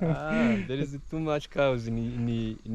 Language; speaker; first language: English; non-native, learner; Rundi